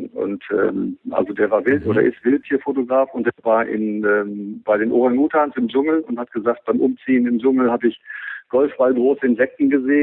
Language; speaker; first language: German; native; German